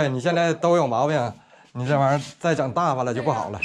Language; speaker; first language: Chinese; native; Chinese